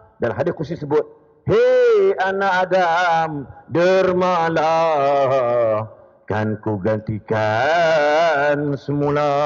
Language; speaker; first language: Malay; native; Malay